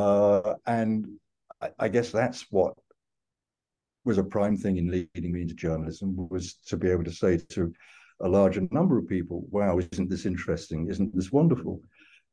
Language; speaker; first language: English; native; English